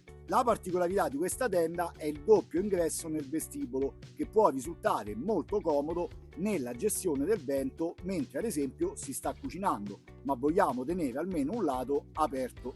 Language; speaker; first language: Italian; native; Italian